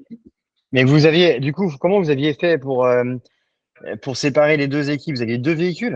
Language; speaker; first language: French; native; French